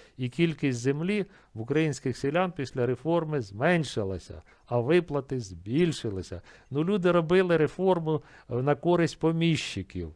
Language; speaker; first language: Ukrainian; native; Ukrainian